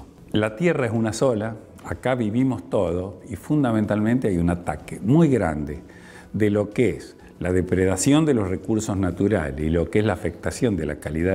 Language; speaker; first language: Spanish; native; Spanish